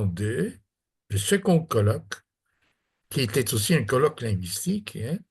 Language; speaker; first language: French; non-native, fluent; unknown